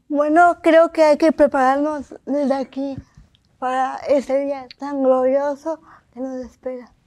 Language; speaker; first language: Spanish; early bilingual, heritage; Spanish